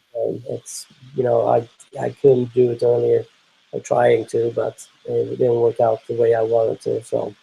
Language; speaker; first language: English; non-native, fluent; Swedish